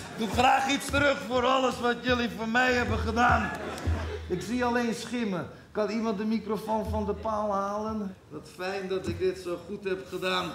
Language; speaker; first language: Dutch; native; Dutch